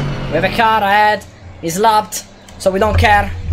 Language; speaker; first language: English; non-native, fluent; Italian